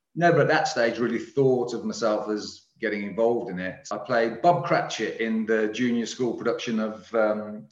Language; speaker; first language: English; native; English